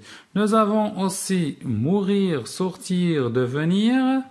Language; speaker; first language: French; non-native, local second language; Arabic